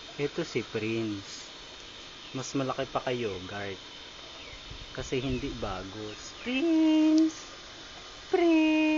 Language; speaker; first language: Filipino; native; Filipino